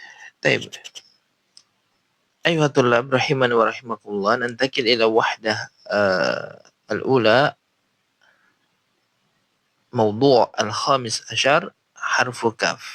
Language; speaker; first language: Arabic; non-native, fluent; Indonesian